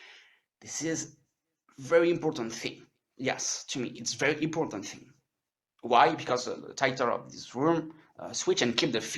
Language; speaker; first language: English; non-native, learner; French